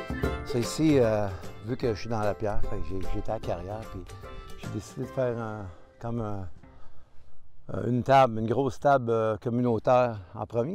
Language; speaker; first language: French; native; French